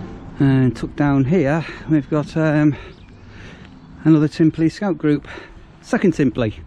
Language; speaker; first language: English; native; English